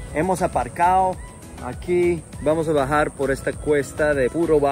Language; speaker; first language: Spanish; non-native, fluent; English